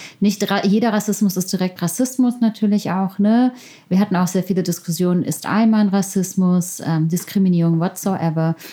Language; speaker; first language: German; early bilingual, other home language; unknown